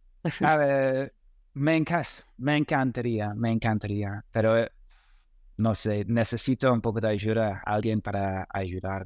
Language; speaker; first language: Spanish; non-native, fluent; English